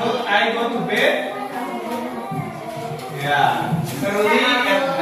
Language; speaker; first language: English; non-native, learner; Indonesian